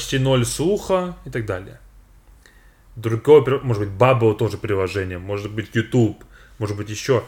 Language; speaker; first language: Russian; non-native, fluent; English